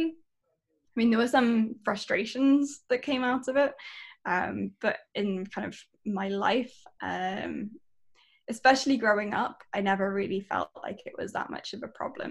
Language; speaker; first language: English; native; English